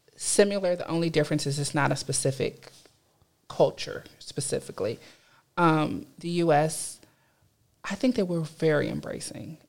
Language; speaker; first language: English; native; English